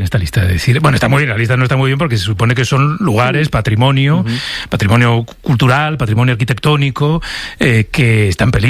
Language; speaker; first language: Spanish; native; Spanish